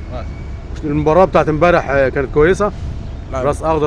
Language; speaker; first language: Arabic; native; Arabic